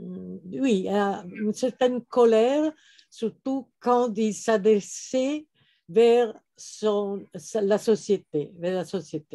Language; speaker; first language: French; non-native, fluent; Italian